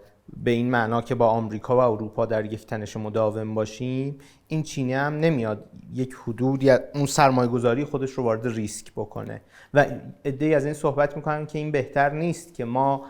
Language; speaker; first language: Persian; native; Persian